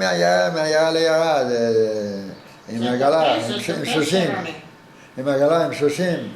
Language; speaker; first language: Hebrew; non-native, fluent; Yiddish